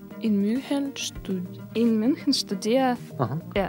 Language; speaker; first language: German; non-native, fluent; Russian